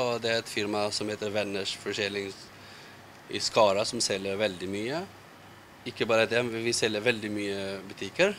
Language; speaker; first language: Norwegian; non-native, learner; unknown